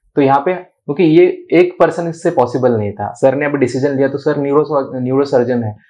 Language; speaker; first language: Hindi; non-native, local second language; Marathi